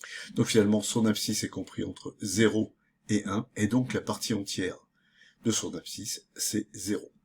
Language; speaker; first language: French; native; French